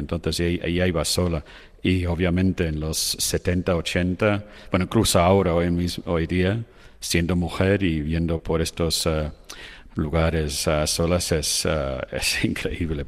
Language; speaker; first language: Spanish; non-native, fluent; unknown